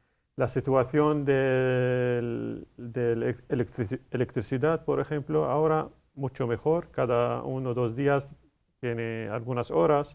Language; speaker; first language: Spanish; non-native, learner; Arabic